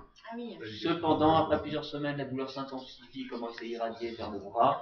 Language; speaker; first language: French; native; French